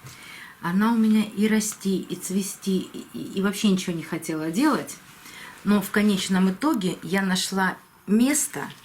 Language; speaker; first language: Russian; native; Russian